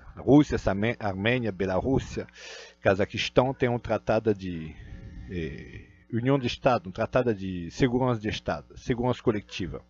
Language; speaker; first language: Portuguese; non-native, fluent; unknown